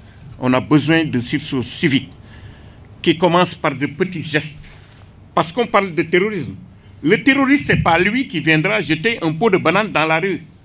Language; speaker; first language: French; non-native, local second language; Wolof